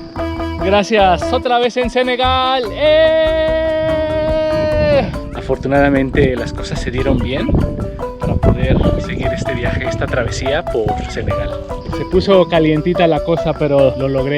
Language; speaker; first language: Spanish; native; Spanish